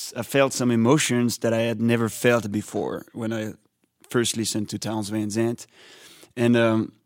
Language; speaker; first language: English; non-native, fluent; French